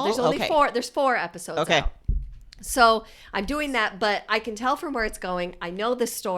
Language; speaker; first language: English; native; English